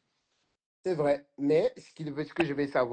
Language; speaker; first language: French; native; French